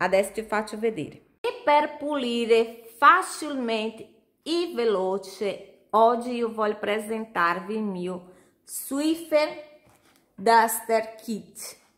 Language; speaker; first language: Italian; non-native, fluent; Portuguese